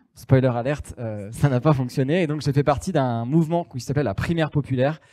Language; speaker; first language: French; native; French